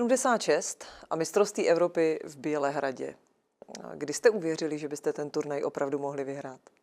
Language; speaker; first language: Czech; native; Czech